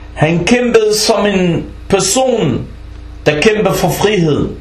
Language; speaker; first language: Danish; non-native, fluent; Arabic